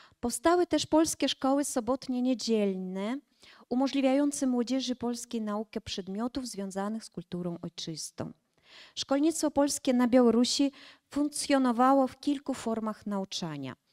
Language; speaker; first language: Polish; early bilingual, heritage; Polish